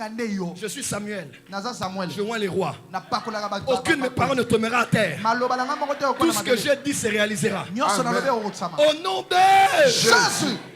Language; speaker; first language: French; non-native, local second language; Lingala